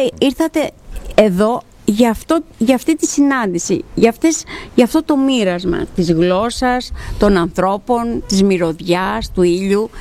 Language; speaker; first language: Greek; native; Greek